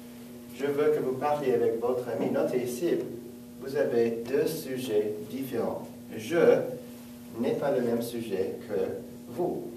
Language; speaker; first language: French; non-native, fluent; English